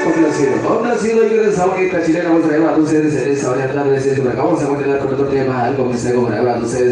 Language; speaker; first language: Spanish; non-native, local second language; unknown